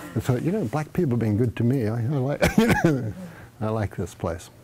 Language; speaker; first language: English; native; English